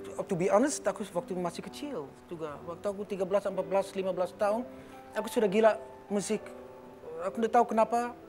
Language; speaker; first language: Indonesian; early bilingual, heritage; Indonesian